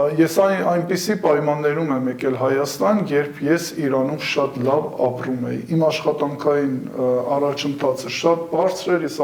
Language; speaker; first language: Armenian; early bilingual, heritage; Armenian